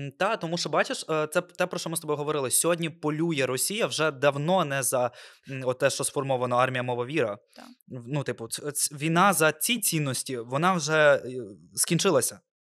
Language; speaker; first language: Ukrainian; non-native, local second language; Russian